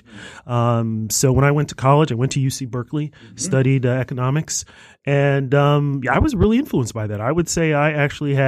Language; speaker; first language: English; native; English